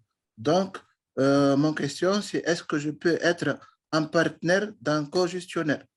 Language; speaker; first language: French; non-native, local second language; Arabic